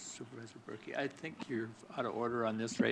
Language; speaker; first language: English; native; English